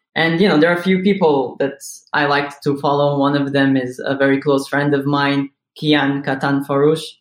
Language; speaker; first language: English; non-native, fluent; Arabic